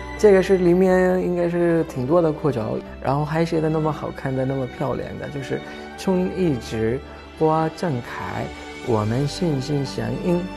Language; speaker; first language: Chinese; non-native, fluent; Urdu